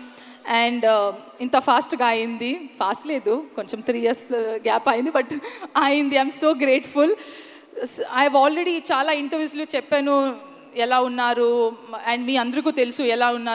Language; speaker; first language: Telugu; non-native, learner; Kannada